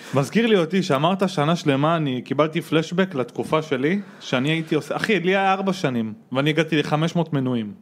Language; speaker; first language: Hebrew; native; Hebrew